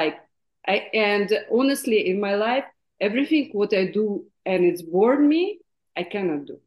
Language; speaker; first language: English; non-native, fluent; Russian